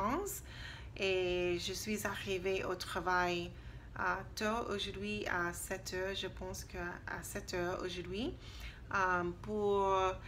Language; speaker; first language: French; non-native, learner; English